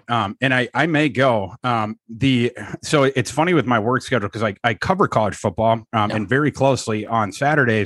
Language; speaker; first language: English; native; English